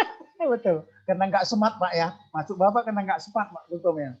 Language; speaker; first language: Indonesian; native; Indonesian